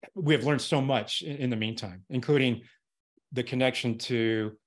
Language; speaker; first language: English; native; English